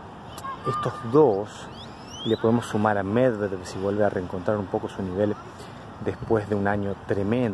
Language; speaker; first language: Spanish; native; Spanish